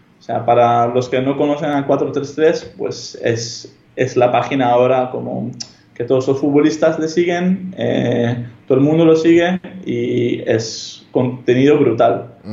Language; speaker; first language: Spanish; non-native, fluent; Hebrew